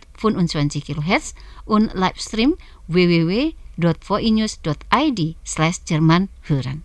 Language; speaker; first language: German; non-native, fluent; Indonesian